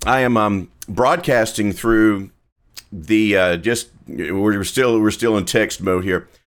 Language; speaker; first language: English; native; English